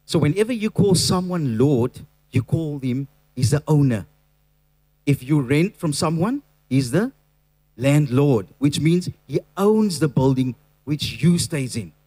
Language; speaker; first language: English; non-native, local second language; Afrikaans